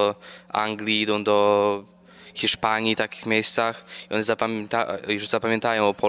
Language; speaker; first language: Polish; early bilingual, other home language; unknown